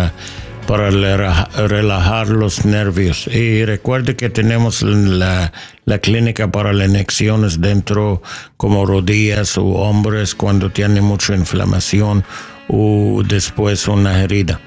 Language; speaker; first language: Spanish; non-native, learner; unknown